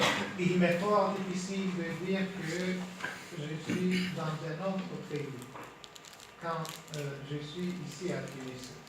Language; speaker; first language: French; non-native, fluent; Turkish